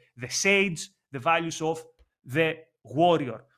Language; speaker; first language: English; non-native, fluent; Greek